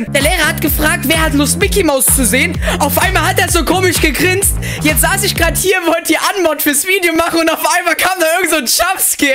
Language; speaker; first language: German; native; German